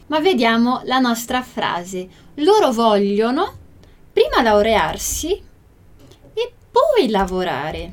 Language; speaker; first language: Italian; non-native, fluent; Portuguese